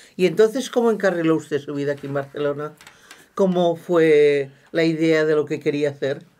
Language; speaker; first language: Spanish; non-native, local second language; Catalan